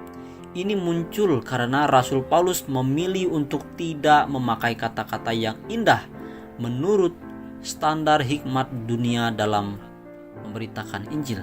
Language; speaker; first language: Indonesian; native; Indonesian